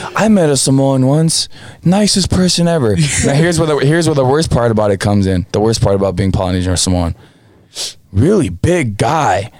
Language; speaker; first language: English; native; English